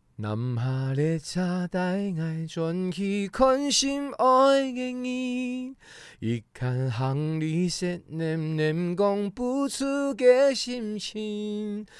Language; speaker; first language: Chinese; non-native, local second language; Hakka Chinese